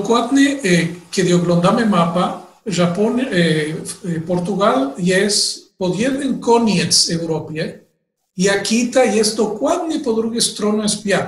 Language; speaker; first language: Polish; non-native, learner; Spanish